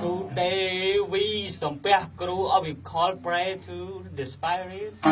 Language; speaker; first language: English; non-native, learner; Khmer